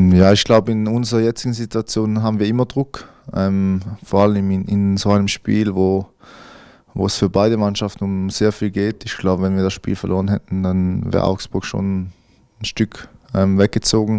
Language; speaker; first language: German; native; German